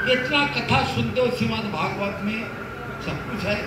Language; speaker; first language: Hindi; non-native, local second language; Bangla